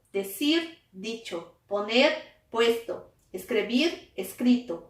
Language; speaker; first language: Spanish; non-native, fluent; Portuguese